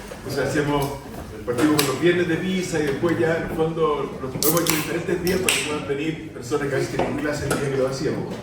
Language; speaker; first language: Spanish; native; Spanish